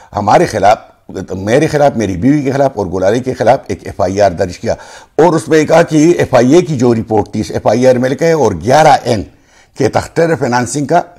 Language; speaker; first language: Urdu; non-native, local second language; Pashto